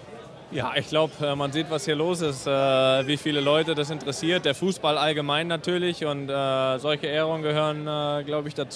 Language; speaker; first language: German; native; German